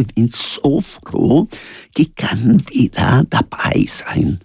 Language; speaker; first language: German; non-native, fluent; Spanish